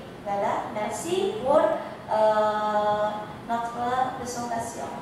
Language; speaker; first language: French; non-native, fluent; Indonesian